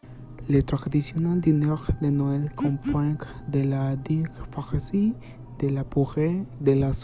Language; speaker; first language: French; non-native, learner; Spanish